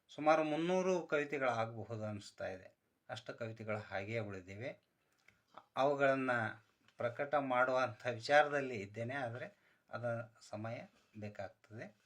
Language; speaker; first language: Kannada; native; Kannada